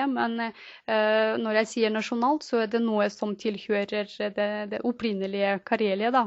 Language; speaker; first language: Norwegian; non-native, fluent; Russian